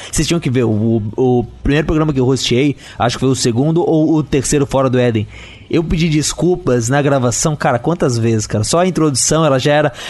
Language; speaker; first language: Portuguese; native; Portuguese